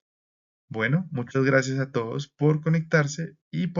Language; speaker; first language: Spanish; native; Spanish